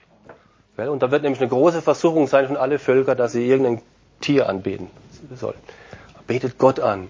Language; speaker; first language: German; non-native, fluent; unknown